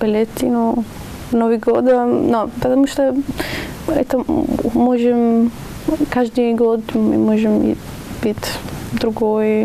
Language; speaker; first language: Russian; non-native, learner; Italian